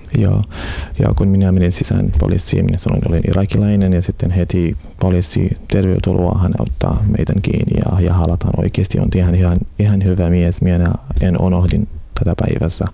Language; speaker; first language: Finnish; non-native, learner; Arabic